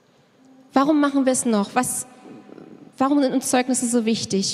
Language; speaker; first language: German; native; German